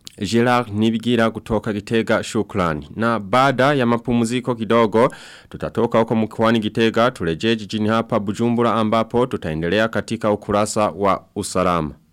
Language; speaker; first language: Swahili; non-native, local second language; Rundi